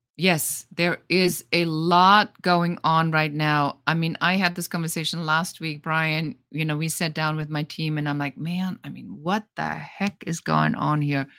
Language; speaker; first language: English; non-native, fluent; German